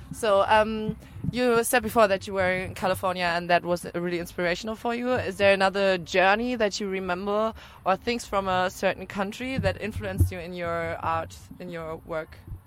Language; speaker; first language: English; non-native, fluent; German